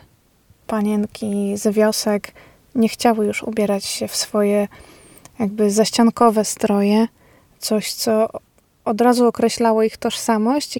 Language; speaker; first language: Polish; native; Polish